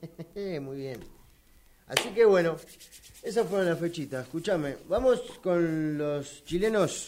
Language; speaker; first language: Spanish; native; Spanish